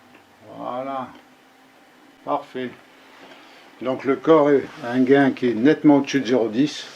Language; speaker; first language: French; native; French